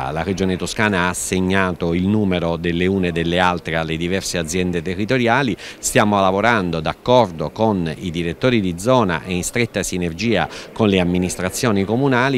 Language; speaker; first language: Italian; native; Italian